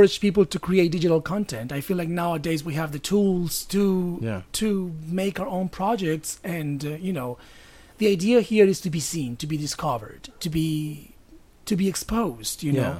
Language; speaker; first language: English; non-native, fluent; Spanish